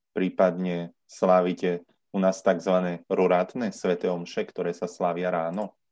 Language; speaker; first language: Slovak; native; Slovak